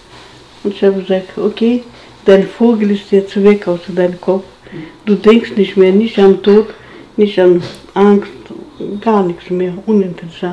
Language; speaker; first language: German; non-native, fluent; Russian